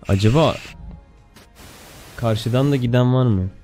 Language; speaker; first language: Turkish; native; Turkish